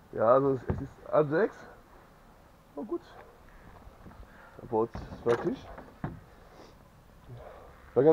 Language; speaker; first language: German; non-native, learner; French